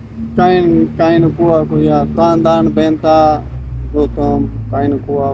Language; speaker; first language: Filipino; non-native, learner; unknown